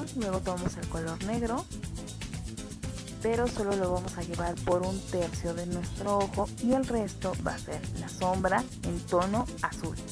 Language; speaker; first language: Spanish; native; Spanish